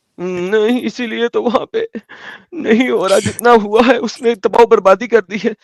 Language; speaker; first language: Urdu; native; Urdu